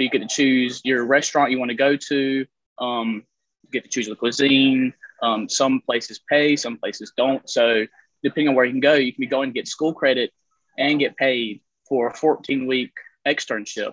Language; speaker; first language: English; native; English